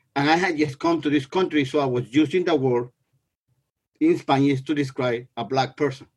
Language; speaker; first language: English; non-native, fluent; Spanish